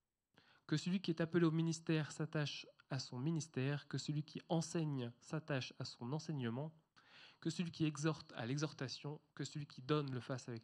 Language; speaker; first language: French; native; French